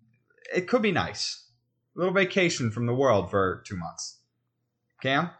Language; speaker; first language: English; native; English